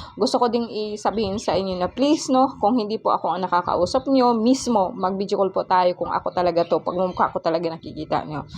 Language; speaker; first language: Filipino; non-native, local second language; Cebuano